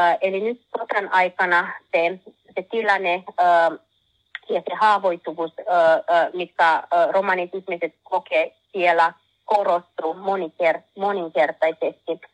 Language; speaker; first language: Finnish; non-native, learner; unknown